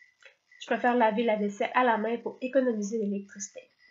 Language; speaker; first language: French; native; French